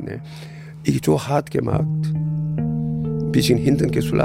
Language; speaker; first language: German; non-native, learner; Korean